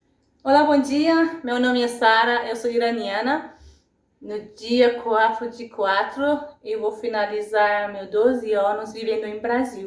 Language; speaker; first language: Portuguese; non-native, fluent; Persian